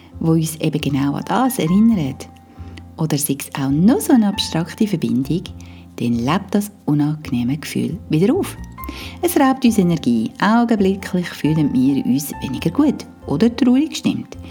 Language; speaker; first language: German; native; German